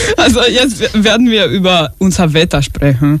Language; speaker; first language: German; early bilingual, other home language; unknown